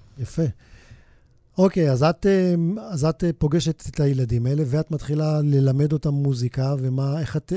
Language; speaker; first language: Hebrew; native; Hebrew